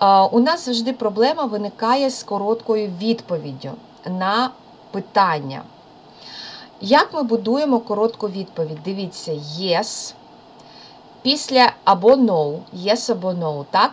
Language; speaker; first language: Ukrainian; native; Ukrainian